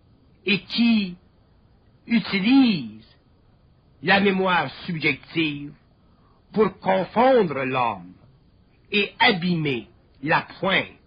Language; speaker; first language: French; native; French